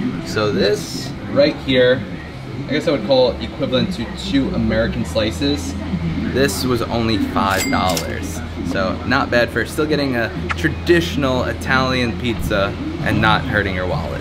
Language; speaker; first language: English; native; English